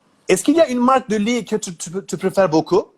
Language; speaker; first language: French; non-native, learner; Turkish